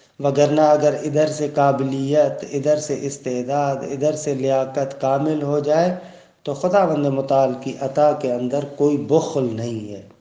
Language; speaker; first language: Urdu; native; Urdu